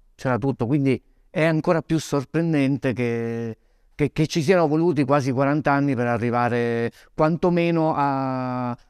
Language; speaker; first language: Italian; native; Italian